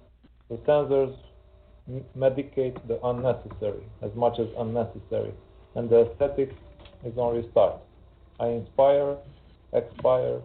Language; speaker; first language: English; non-native, fluent; Hungarian